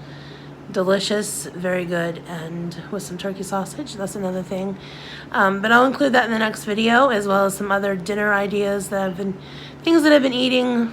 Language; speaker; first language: English; native; English